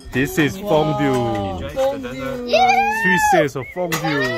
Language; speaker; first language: English; non-native, learner; Korean